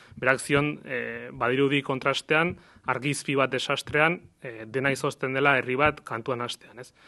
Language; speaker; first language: Basque; native; Basque